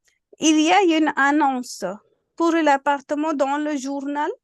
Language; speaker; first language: French; non-native, fluent; Hindi